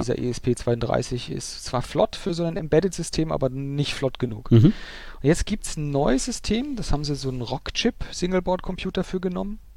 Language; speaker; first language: German; native; German